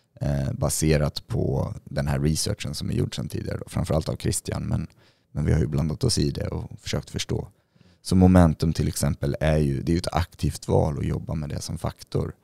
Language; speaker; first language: Swedish; native; Swedish